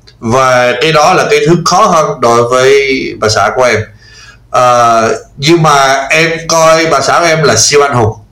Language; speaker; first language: Vietnamese; non-native, fluent; English